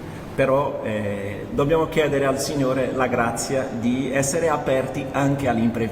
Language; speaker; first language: Italian; non-native, fluent; Portuguese